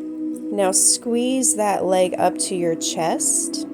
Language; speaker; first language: English; native; English